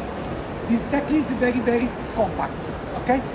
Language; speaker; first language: English; non-native, learner; Italian